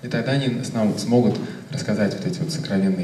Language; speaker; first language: Russian; native; Russian